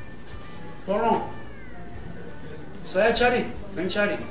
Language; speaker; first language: Indonesian; non-native, learner; Turkish